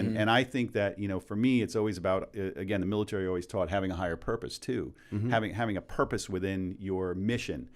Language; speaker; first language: English; native; English